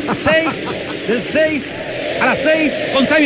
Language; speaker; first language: Spanish; native; Spanish